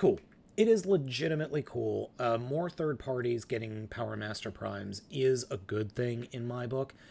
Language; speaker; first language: English; native; English